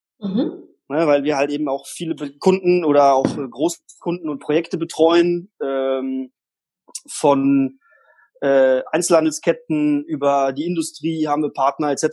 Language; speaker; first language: German; early bilingual, other home language; Polish